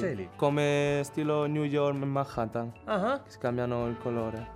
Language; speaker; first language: Italian; non-native, learner; Chinese